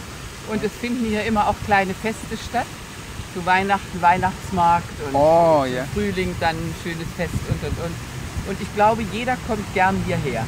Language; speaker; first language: German; native; German